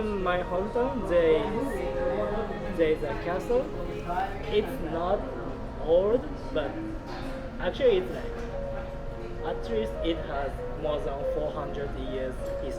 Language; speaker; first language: English; non-native, learner; Japanese